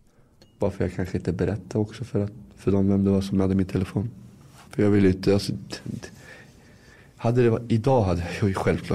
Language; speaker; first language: Swedish; early bilingual, other home language; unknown